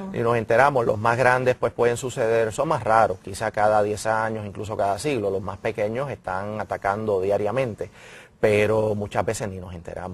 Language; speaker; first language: Spanish; native; Spanish